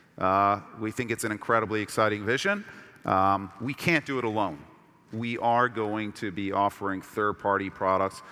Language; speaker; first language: English; early bilingual, other home language; Persian